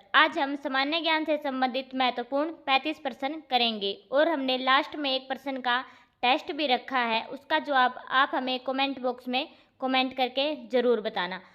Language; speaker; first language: Hindi; native; Hindi